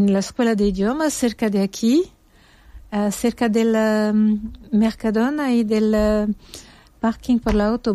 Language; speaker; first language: Spanish; non-native, fluent; French